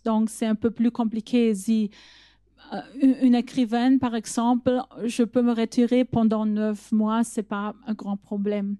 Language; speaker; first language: French; non-native, fluent; German